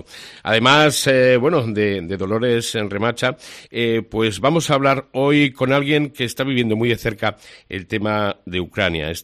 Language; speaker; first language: Spanish; native; Spanish